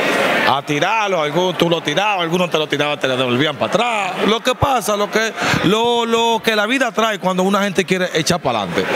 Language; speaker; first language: Spanish; native; Spanish